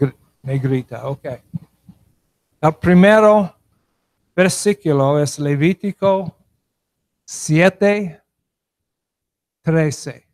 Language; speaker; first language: Spanish; non-native, learner; English